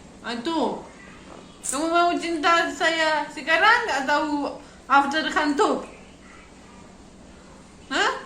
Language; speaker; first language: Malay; non-native, learner; Russian